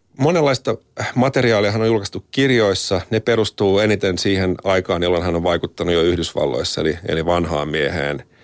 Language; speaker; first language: Finnish; native; Finnish